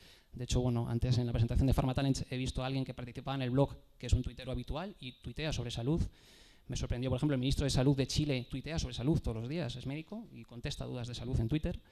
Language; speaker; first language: Spanish; native; Spanish